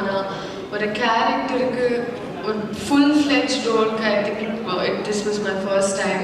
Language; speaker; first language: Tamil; non-native, learner; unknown